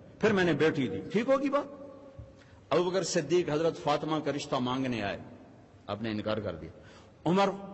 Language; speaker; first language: Urdu; non-native, local second language; Punjabi